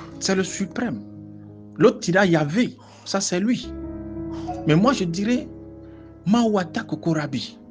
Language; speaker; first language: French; non-native, local second language; Fon